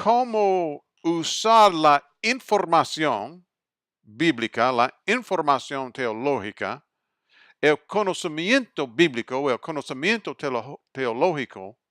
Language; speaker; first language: Spanish; non-native, fluent; English